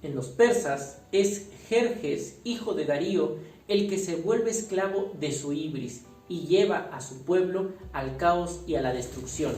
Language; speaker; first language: Spanish; native; Spanish